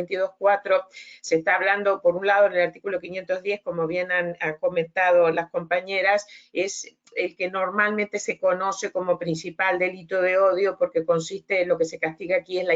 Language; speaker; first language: Spanish; native; Spanish